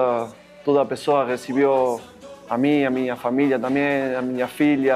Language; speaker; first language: Portuguese; non-native, fluent; Spanish